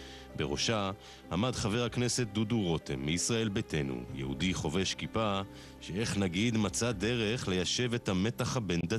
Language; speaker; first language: Hebrew; native; Hebrew